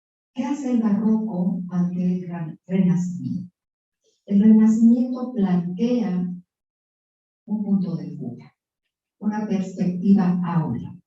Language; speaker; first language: Spanish; native; Spanish